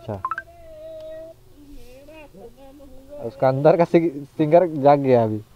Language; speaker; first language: Hindi; native; Hindi